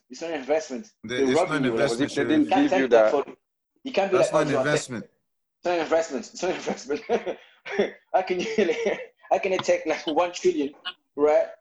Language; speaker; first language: English; non-native, fluent; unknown